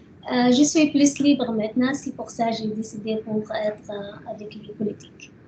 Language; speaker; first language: French; non-native, learner; Arabic